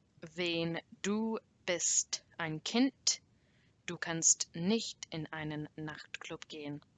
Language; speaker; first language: German; non-native, learner; English